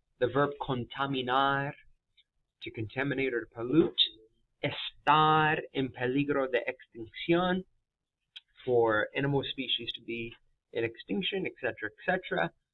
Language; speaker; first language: English; native; English